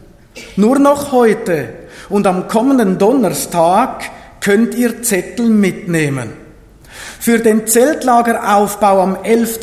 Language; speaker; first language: German; native; German